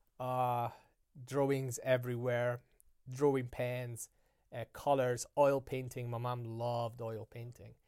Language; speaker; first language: English; non-native, fluent; Italian